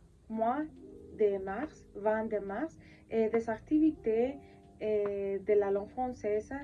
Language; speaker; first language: French; non-native, learner; Spanish